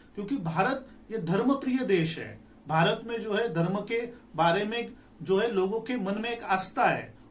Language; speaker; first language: Hindi; non-native, local second language; Marathi